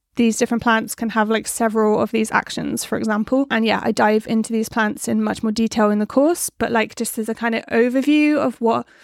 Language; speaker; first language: English; native; English